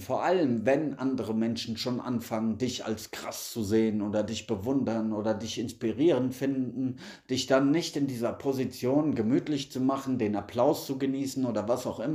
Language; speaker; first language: German; native; German